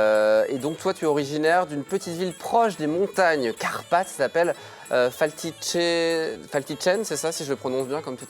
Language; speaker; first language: French; native; French